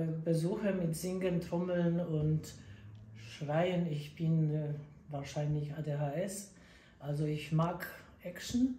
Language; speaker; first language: German; non-native, fluent; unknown